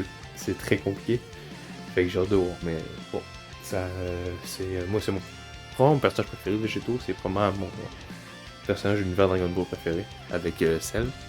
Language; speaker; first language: French; native; French